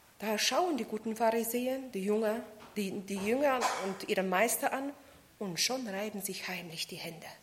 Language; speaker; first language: German; non-native, fluent; Polish